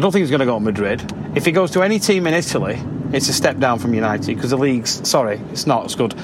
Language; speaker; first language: English; native; English